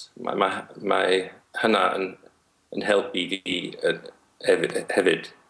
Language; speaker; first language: Welsh; non-native, learner; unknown